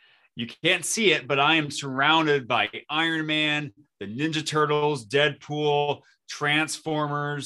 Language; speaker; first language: English; native; English